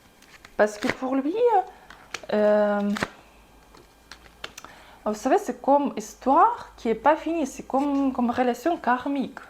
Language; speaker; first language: French; non-native, fluent; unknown